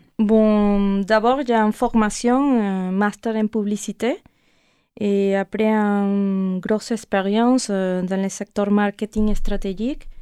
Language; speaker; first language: French; non-native, fluent; Spanish